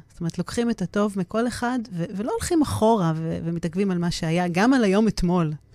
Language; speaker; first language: Hebrew; native; Hebrew